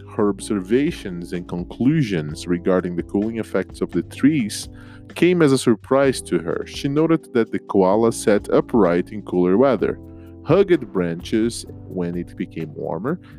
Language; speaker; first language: English; non-native, fluent; Portuguese